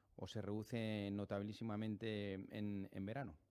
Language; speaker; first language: Spanish; non-native, local second language; Catalan